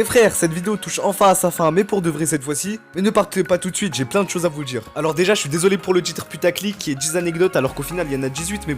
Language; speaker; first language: French; native; French